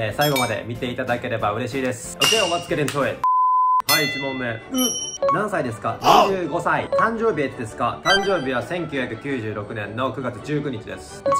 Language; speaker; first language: Japanese; native; Japanese